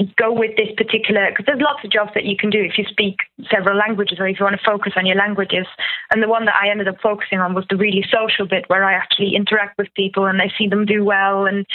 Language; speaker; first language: English; non-native, fluent; German